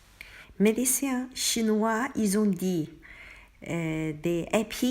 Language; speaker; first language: French; non-native, learner; Chinese